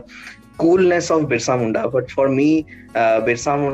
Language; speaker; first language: English; non-native, local second language; Odia